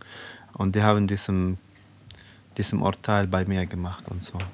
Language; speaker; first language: German; non-native, fluent; Arabic